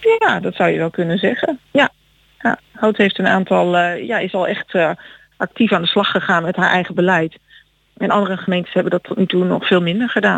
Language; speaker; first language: Dutch; native; Dutch